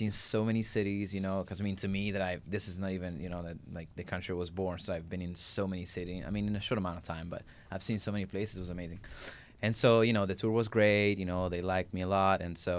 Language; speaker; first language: English; non-native, fluent; Italian